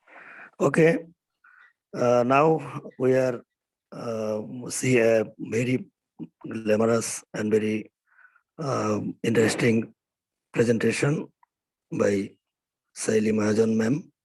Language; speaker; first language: English; non-native, learner; Bangla